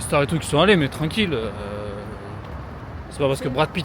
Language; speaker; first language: French; native; French